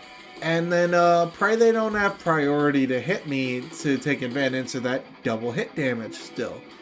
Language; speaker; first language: English; native; English